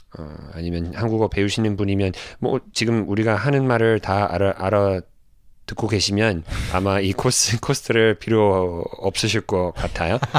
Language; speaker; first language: Korean; non-native, fluent; English